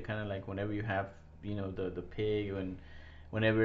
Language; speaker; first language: English; non-native, fluent; Spanish